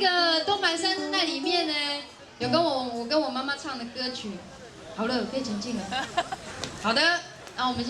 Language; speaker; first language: Chinese; native; Chinese